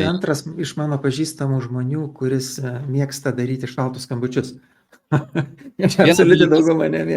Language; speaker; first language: Lithuanian; native; Lithuanian